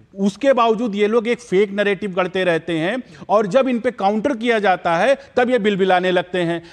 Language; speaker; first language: Hindi; native; Hindi